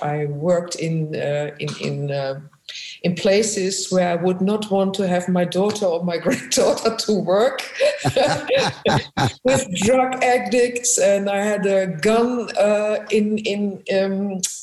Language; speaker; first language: English; non-native, fluent; German